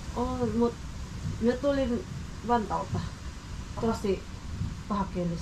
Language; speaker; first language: Finnish; non-native, learner; Filipino